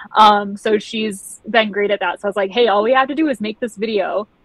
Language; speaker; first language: English; native; English